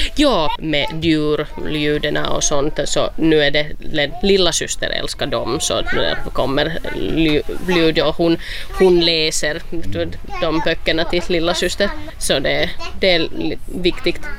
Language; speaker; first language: Swedish; non-native, local second language; Finnish